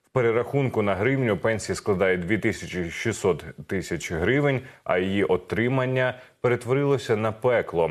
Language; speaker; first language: Ukrainian; native; Ukrainian